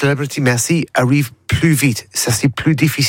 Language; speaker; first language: French; non-native, learner; English